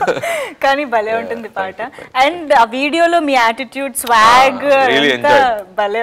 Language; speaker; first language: Telugu; native; Telugu